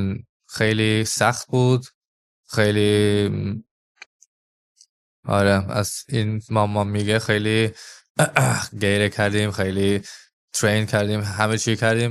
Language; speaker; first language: Persian; early bilingual, heritage; English